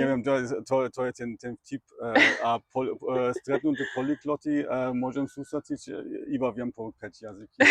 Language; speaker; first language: Slovak; non-native, learner; German